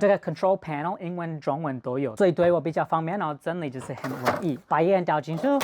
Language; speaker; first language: Chinese; non-native, fluent; English